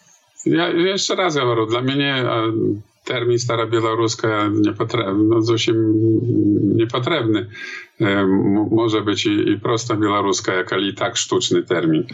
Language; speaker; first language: Polish; non-native, learner; Belarusian